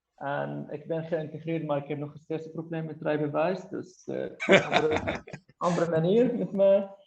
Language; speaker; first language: Dutch; non-native, fluent; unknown